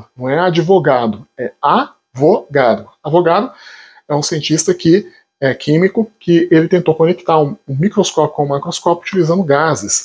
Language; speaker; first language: Portuguese; native; Portuguese